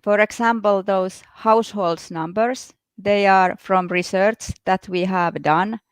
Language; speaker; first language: English; non-native, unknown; Finnish